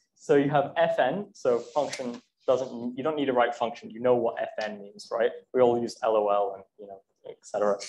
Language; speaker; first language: English; native; English